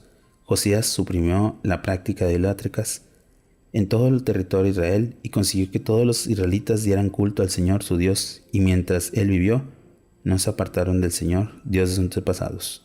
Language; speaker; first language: Spanish; native; Spanish